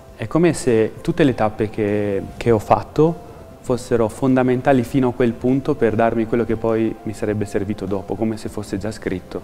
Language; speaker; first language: Italian; native; Italian